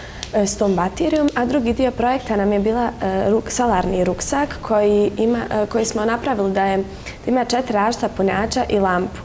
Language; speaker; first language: Bosnian; native; Bosnian